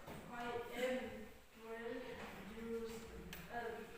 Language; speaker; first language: English; non-native, learner; Indonesian